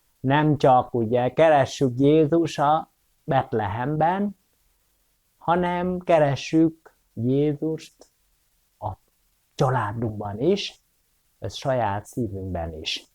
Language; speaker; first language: Hungarian; non-native, fluent; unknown